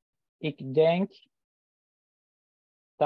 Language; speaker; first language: Dutch; non-native, learner; Turkish